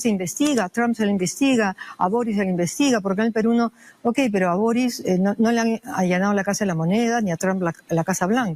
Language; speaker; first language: Spanish; native; Spanish